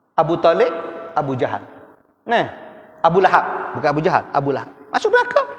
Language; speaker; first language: Malay; native; Malay